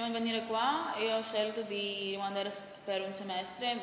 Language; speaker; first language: Italian; non-native, learner; Greek